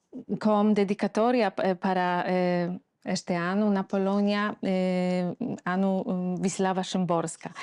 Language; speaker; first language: Portuguese; non-native, fluent; Polish